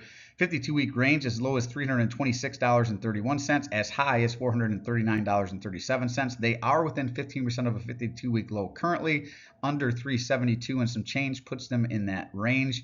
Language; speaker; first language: English; native; English